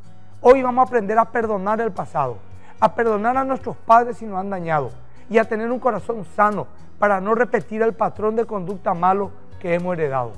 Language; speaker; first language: Spanish; native; Spanish